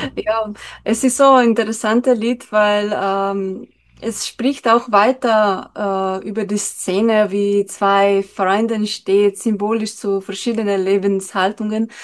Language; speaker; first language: German; non-native, learner; Slovenian